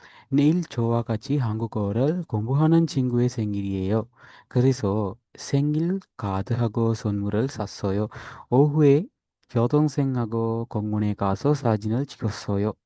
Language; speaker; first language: Korean; non-native, fluent; Sinhala